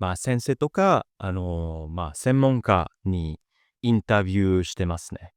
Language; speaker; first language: Japanese; non-native, fluent; French